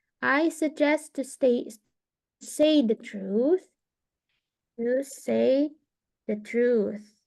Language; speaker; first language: English; non-native, fluent; Indonesian